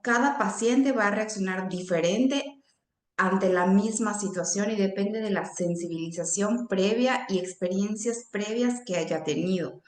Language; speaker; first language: Spanish; native; Spanish